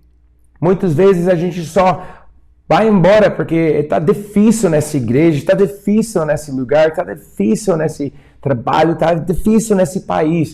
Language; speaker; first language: Portuguese; non-native, fluent; English